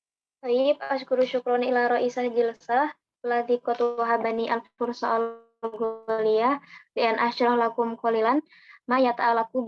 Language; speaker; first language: Arabic; non-native, learner; Indonesian